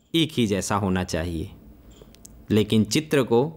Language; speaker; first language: Hindi; non-native, local second language; Gujarati